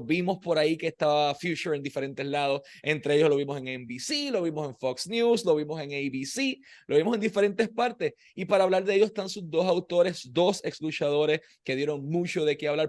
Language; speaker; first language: Spanish; native; Spanish